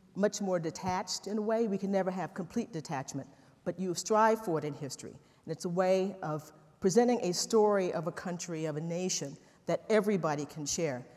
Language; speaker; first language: English; native; English